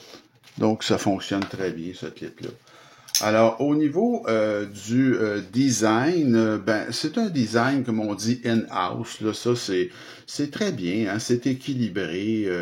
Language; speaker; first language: French; native; French